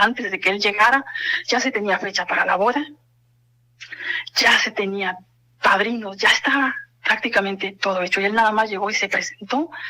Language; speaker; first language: Spanish; native; Spanish